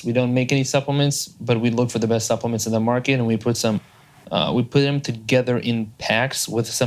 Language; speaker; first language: English; non-native, fluent; Hebrew